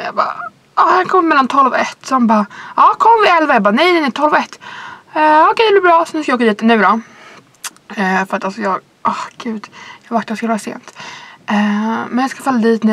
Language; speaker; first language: Swedish; native; Swedish